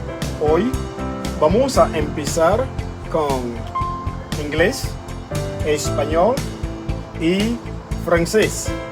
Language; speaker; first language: Spanish; non-native, fluent; Haitian Creole